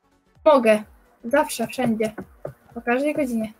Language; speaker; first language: Polish; native; Polish